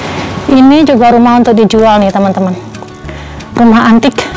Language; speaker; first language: Indonesian; native; Indonesian